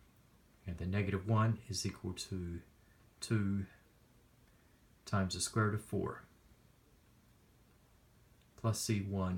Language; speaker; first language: English; native; English